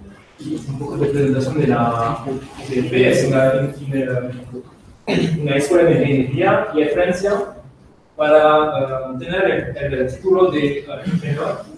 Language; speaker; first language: Spanish; non-native, learner; French